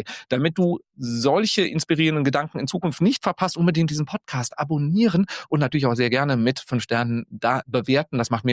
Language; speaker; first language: German; native; German